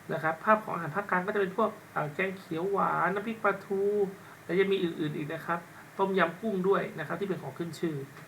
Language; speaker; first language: Thai; native; Thai